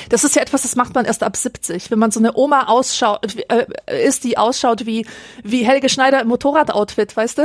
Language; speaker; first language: German; early bilingual, other home language; Polish